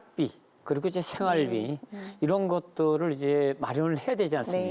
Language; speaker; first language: Korean; native; Korean